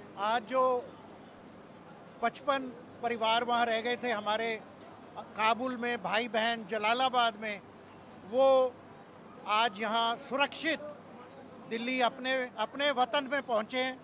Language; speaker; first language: Hindi; native; Hindi